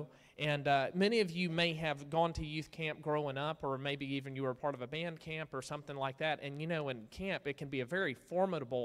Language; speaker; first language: English; native; English